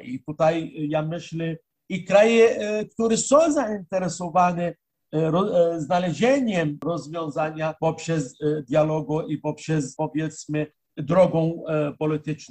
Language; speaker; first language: Polish; non-native, fluent; Arabic